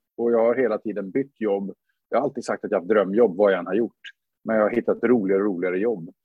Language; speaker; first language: Swedish; native; Swedish